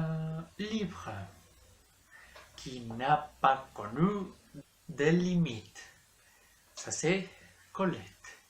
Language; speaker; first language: French; non-native, learner; Spanish